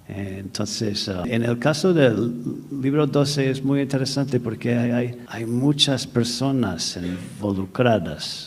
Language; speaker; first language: Spanish; non-native, fluent; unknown